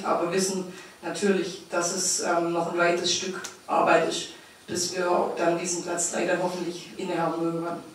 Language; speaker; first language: German; native; German